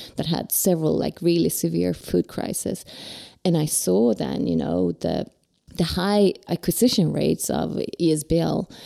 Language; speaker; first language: English; non-native, fluent; Swedish